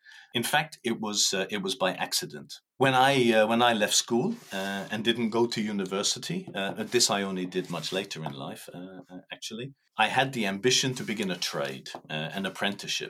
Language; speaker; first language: English; native; English